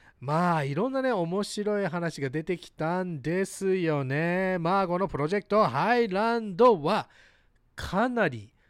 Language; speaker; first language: Japanese; early bilingual, heritage; Japanese